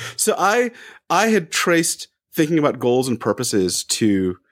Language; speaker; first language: English; native; English